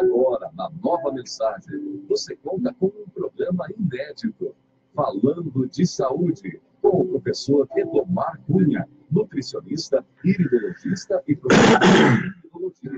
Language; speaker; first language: Portuguese; native; Portuguese